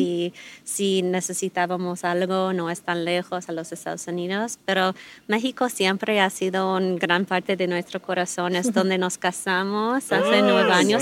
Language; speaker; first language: Spanish; non-native, fluent; English